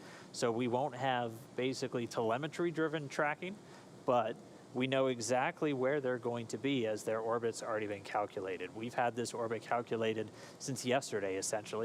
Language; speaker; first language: English; native; English